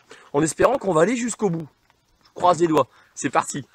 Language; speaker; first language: French; native; French